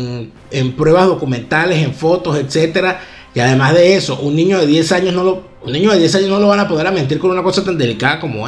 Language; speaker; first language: Spanish; native; Spanish